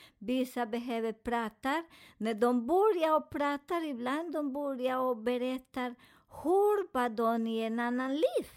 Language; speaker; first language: Swedish; non-native, learner; Spanish